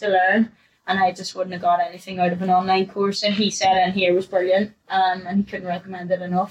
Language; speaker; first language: English; native; English